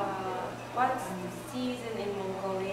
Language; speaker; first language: English; non-native, learner; Korean